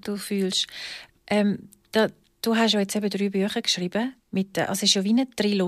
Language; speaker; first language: German; native; German